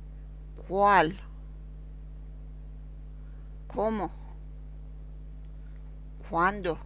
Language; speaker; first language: Spanish; non-native, fluent; Persian